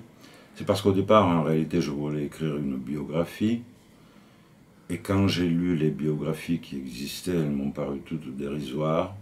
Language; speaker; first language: French; native; French